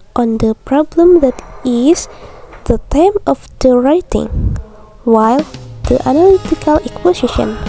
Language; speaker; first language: English; non-native, learner; Indonesian